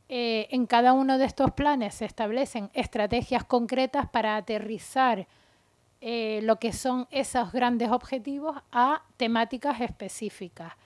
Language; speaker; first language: Spanish; native; Spanish